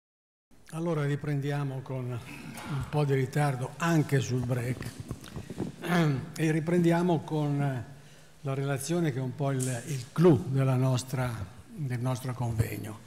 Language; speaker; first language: Italian; native; Italian